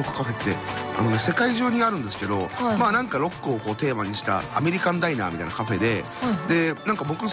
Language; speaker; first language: Japanese; native; Japanese